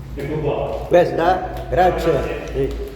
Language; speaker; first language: Italian; non-native, learner; Filipino